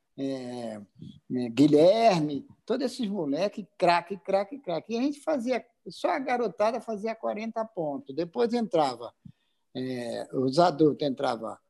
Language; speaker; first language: Portuguese; native; Portuguese